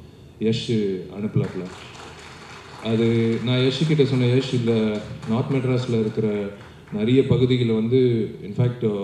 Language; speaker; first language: Tamil; native; Tamil